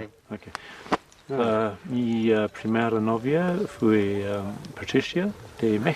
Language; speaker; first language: Spanish; non-native, learner; English